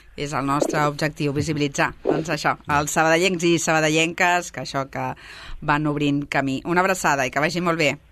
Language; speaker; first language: Catalan; native; Catalan